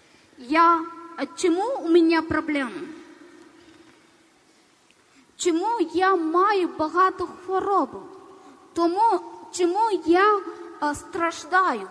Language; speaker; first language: Ukrainian; non-native, learner; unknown